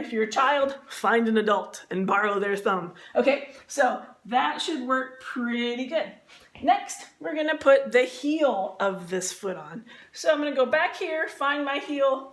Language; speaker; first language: English; native; English